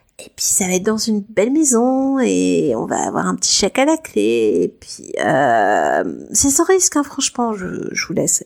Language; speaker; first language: French; native; French